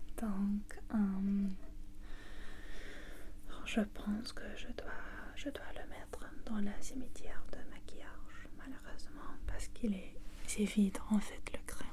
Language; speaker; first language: French; non-native, learner; English